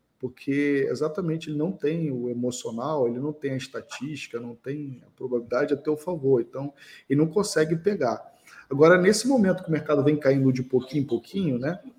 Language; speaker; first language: Portuguese; native; Portuguese